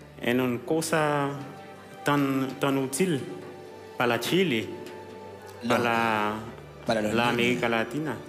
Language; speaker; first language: Spanish; non-native, learner; Haitian Creole